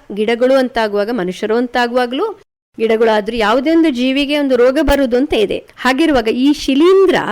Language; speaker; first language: Kannada; native; Kannada